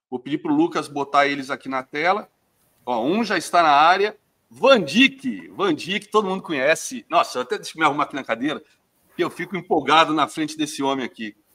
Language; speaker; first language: Portuguese; native; Portuguese